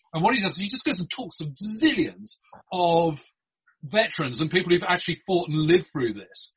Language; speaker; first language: English; native; English